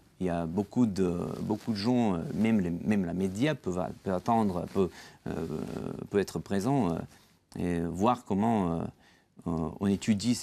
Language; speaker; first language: French; non-native, fluent; Georgian